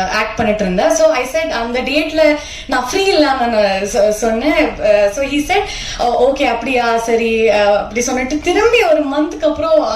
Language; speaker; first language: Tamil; non-native, learner; Kannada